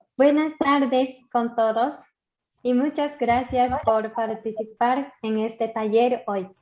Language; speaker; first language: Spanish; non-native, fluent; Japanese